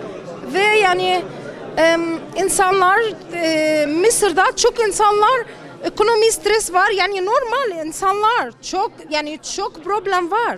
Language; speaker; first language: Turkish; non-native, learner; Arabic